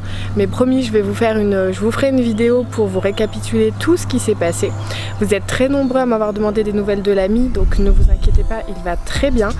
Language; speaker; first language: French; native; French